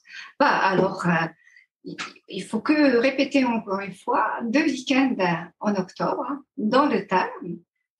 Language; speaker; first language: French; non-native, fluent; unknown